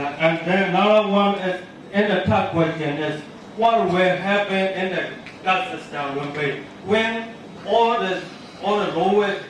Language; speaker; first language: English; non-native, learner; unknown